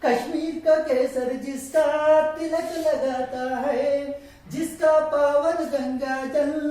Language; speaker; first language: Hindi; non-native, local second language; Telugu